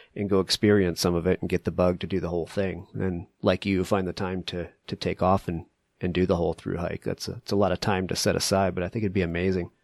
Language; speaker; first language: English; native; English